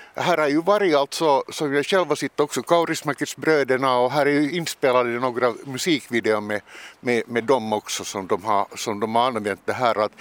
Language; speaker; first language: Swedish; native; Swedish